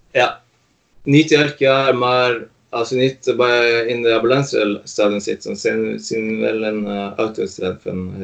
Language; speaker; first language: Dutch; non-native, fluent; Norwegian